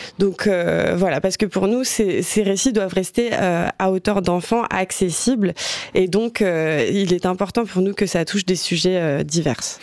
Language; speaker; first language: French; native; French